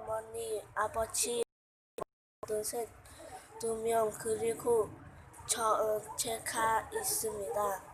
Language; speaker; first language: Korean; non-native, learner; Hmong